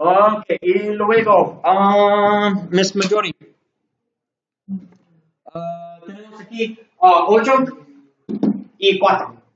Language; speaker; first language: Spanish; non-native, learner; English